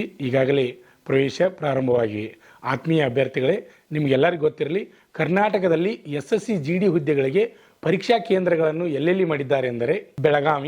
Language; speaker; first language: Kannada; native; Kannada